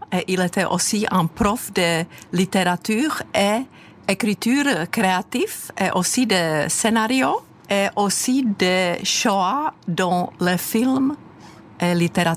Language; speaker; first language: French; non-native, fluent; Czech